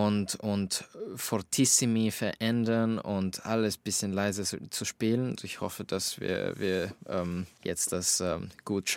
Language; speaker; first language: German; non-native, fluent; Finnish